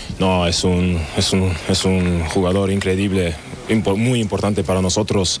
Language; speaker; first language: Spanish; non-native, learner; German